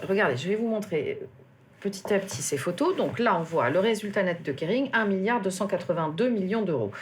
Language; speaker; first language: French; native; French